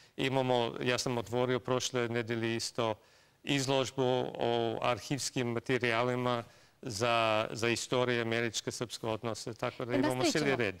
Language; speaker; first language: Serbian; non-native, fluent; English